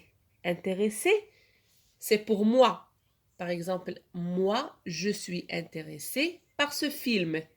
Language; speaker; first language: French; non-native, local second language; Arabic